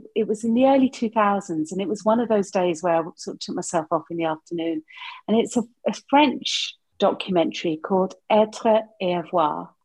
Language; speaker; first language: English; native; English